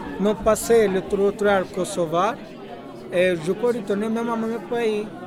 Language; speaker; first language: French; non-native, learner; Albanian